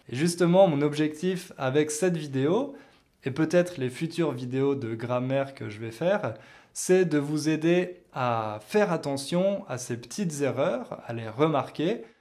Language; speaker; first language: French; native; French